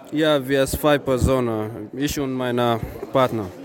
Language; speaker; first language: German; non-native, learner; Arabic